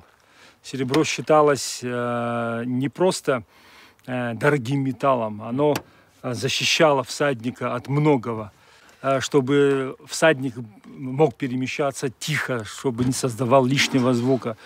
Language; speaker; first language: Russian; native; Russian